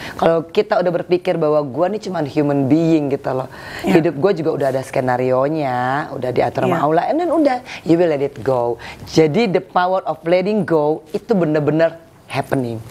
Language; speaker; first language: Indonesian; native; Indonesian